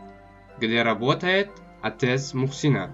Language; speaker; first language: Russian; non-native, local second language; Tajik